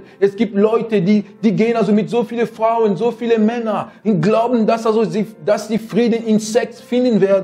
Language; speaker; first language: German; non-native, fluent; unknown